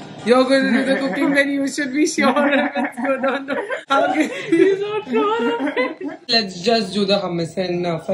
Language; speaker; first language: English; non-native, local second language; Hindi